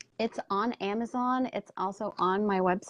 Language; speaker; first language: English; native; English